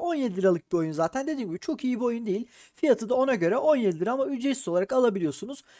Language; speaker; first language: Turkish; native; Turkish